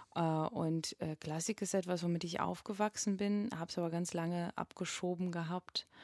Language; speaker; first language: German; non-native, fluent; Russian